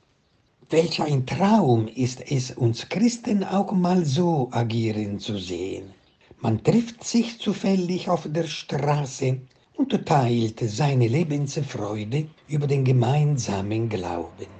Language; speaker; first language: German; non-native, fluent; Italian